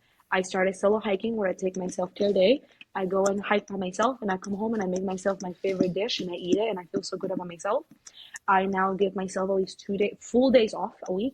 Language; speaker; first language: English; early bilingual, other home language; Spanish